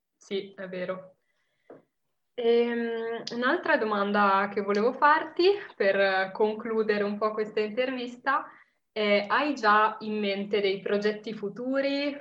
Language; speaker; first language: Italian; native; Italian